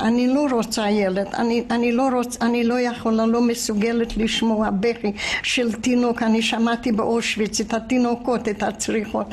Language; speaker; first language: Hebrew; non-native, fluent; Hungarian